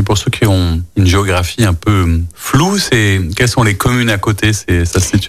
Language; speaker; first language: French; native; French